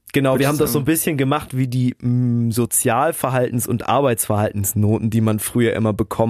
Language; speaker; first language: German; native; German